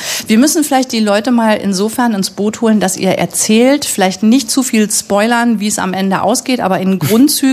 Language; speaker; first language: German; native; German